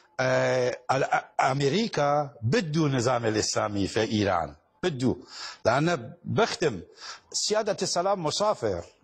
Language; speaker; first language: Arabic; non-native, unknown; Persian